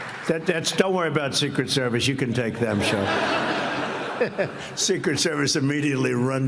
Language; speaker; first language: English; native; English